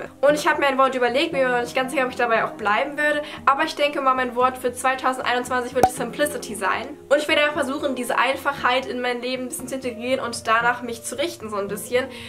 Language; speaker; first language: German; native; German